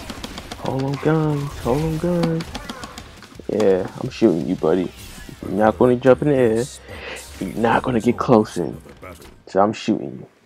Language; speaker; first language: English; native; English